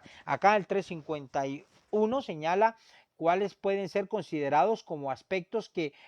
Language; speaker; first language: Spanish; native; Spanish